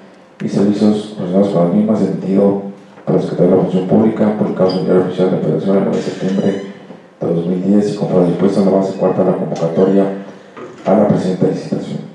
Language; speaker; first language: Spanish; native; Spanish